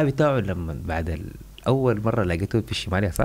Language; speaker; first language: Arabic; native; Arabic